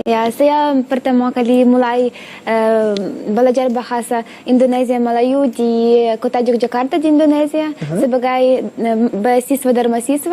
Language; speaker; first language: Indonesian; non-native, learner; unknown